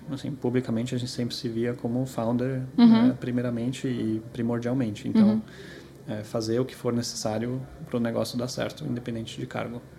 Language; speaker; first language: Portuguese; early bilingual, other home language; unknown